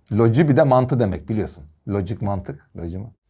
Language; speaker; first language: Turkish; native; Turkish